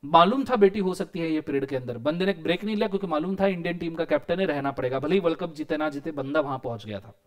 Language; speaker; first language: Hindi; non-native, local second language; Marathi